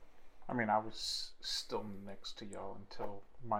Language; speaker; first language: English; native; English